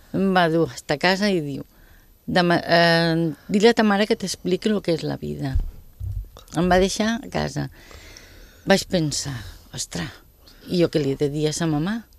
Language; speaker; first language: Catalan; non-native, local second language; Spanish